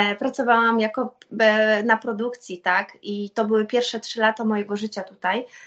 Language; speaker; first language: Polish; native; Polish